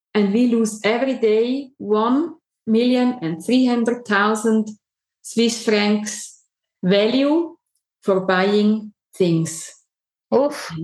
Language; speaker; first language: English; non-native, learner; German